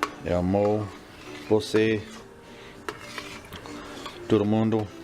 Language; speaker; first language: Portuguese; non-native, learner; English